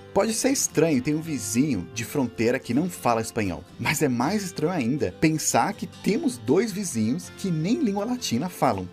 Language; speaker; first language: Portuguese; native; Portuguese